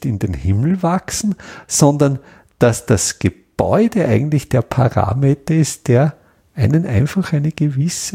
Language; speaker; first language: German; native; German